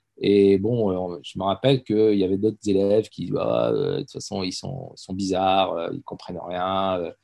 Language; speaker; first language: French; early bilingual, other home language; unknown